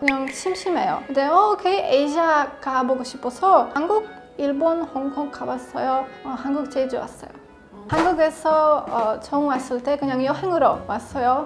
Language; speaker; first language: Korean; non-native, learner; Polish